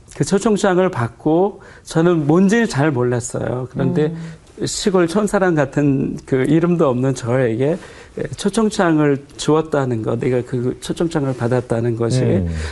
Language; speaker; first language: Korean; native; Korean